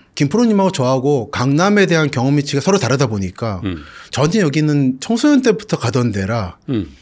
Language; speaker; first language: Korean; native; Korean